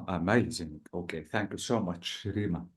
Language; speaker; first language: English; non-native, fluent; Arabic